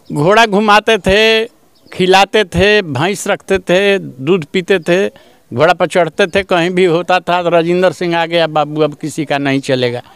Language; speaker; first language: Hindi; native; Hindi